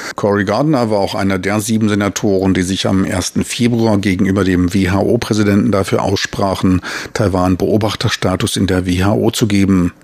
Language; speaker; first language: German; native; German